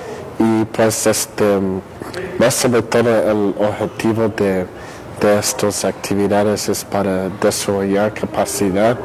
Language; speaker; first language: Spanish; non-native, fluent; English